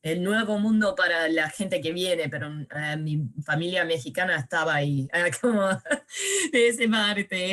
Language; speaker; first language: Spanish; early bilingual, heritage; Spanish